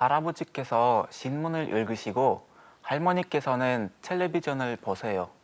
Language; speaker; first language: Korean; non-native, learner; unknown